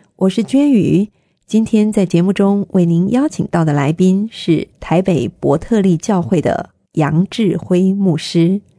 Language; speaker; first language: Chinese; native; Chinese